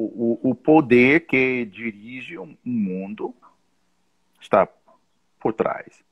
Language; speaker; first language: Portuguese; non-native, fluent; English